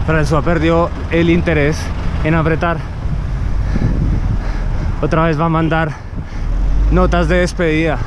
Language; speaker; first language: Spanish; native; Spanish